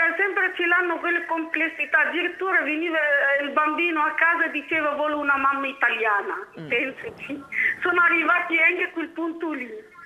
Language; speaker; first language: Italian; non-native, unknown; Arabic